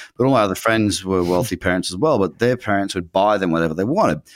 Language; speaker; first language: English; native; English